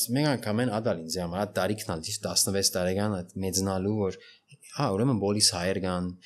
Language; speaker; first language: Armenian; early bilingual, heritage; Armenian